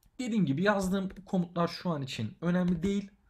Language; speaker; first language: Turkish; native; Turkish